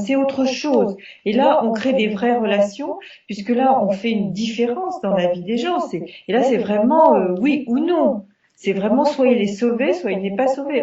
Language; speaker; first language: French; native; French